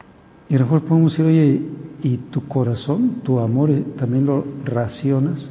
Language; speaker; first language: Spanish; native; Spanish